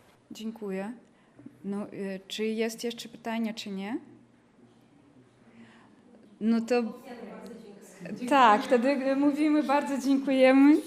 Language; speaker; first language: Polish; non-native, fluent; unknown